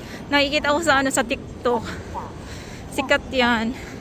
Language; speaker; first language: Filipino; native; Filipino